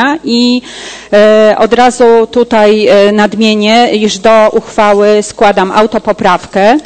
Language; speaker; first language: Polish; native; Polish